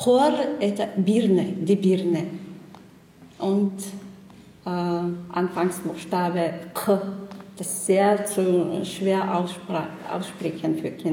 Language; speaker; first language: German; non-native, learner; Chechen